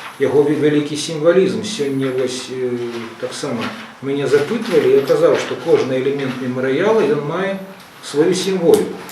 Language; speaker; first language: Belarusian; non-native, local second language; Russian